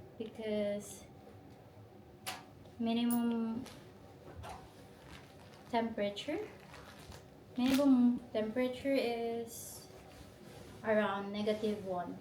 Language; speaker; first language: English; non-native, local second language; Filipino